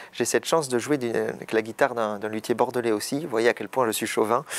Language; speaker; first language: French; native; French